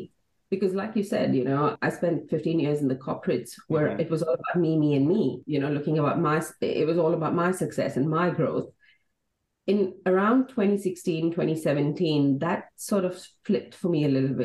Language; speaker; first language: English; non-native, local second language; Hindi